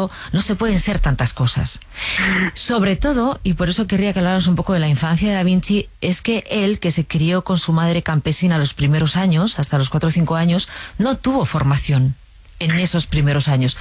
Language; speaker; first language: Spanish; native; Spanish